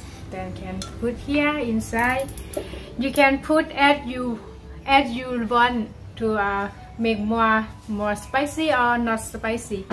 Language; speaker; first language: English; non-native, learner; Lao